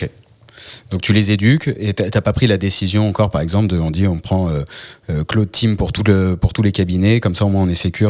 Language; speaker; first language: French; native; French